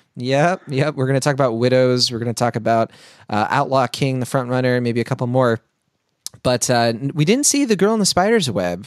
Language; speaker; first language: English; native; English